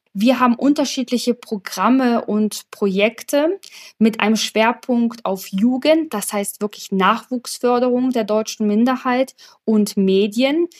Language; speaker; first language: German; early bilingual, other home language; Polish